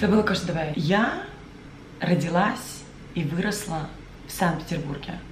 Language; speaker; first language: Russian; native; Russian